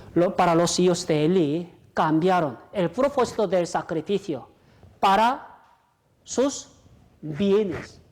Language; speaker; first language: Spanish; non-native, fluent; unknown